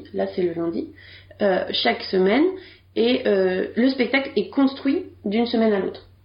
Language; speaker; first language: French; native; French